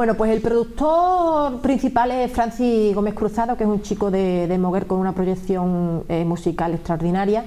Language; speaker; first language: Spanish; native; Spanish